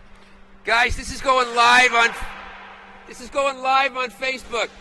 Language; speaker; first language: English; native; English